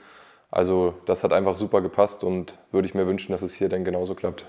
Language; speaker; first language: German; native; German